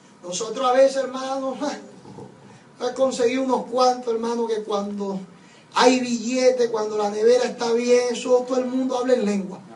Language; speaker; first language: Spanish; native; Spanish